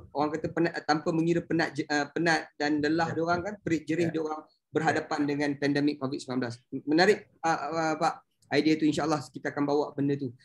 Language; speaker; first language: Malay; native; Malay